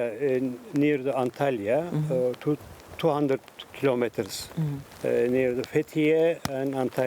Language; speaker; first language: English; non-native, learner; Turkish